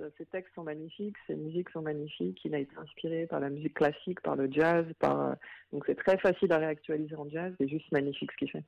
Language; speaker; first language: French; native; French